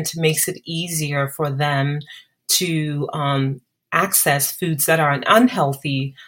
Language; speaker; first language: English; non-native, local second language; Akan